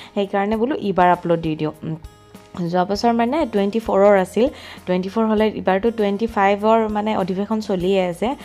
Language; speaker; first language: Assamese; non-native, local second language; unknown